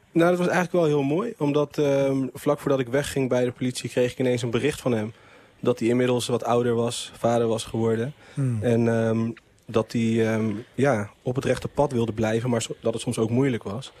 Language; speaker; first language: Dutch; native; Dutch